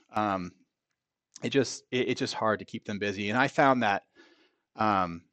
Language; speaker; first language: English; native; English